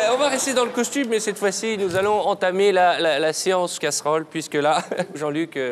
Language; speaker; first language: French; native; French